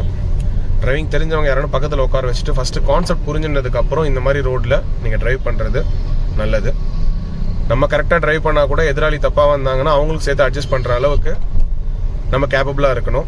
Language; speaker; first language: Tamil; native; Tamil